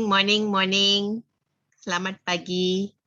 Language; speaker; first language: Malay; non-native, local second language; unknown